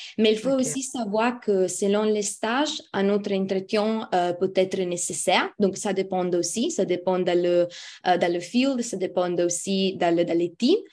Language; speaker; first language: French; non-native, fluent; Italian